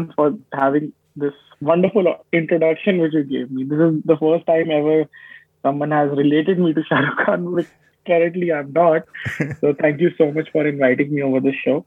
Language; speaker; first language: English; non-native, local second language; Hindi